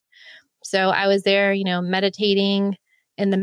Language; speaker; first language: English; native; English